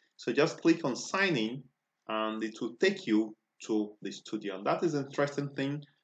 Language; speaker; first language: English; non-native, local second language; Igbo